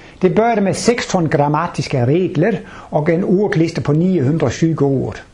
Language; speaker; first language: Swedish; non-native, fluent; Danish